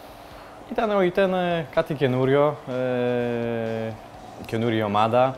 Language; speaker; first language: Greek; non-native, learner; Polish